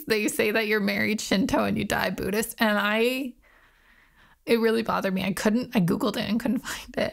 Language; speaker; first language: English; native; English